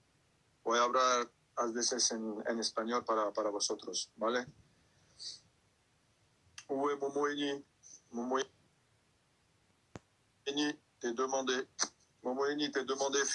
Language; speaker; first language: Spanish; non-native, fluent; French